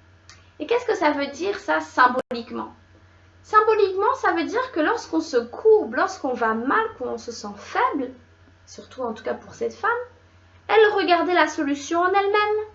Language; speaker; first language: French; native; French